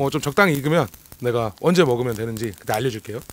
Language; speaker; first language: Korean; native; Korean